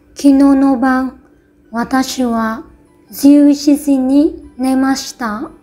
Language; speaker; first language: Japanese; non-native, fluent; Vietnamese